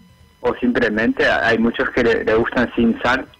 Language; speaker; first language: Spanish; non-native, fluent; Japanese